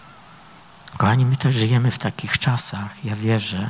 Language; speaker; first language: Polish; native; Polish